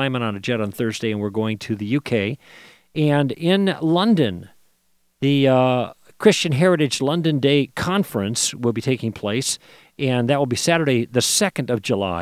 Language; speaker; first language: English; native; English